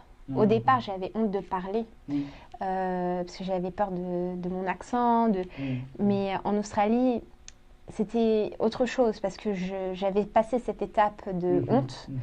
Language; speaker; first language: French; early bilingual, other home language; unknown